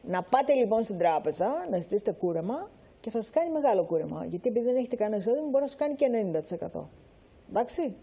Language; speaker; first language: Greek; native; Greek